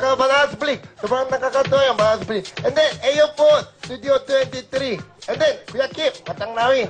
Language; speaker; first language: Filipino; non-native, learner; Korean